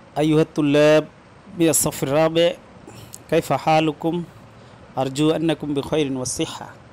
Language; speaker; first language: Arabic; non-native, fluent; Bangla